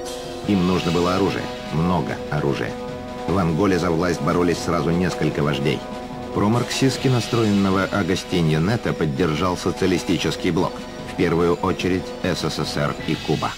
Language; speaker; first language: Russian; native; Russian